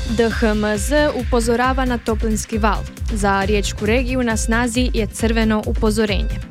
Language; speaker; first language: Croatian; native; Croatian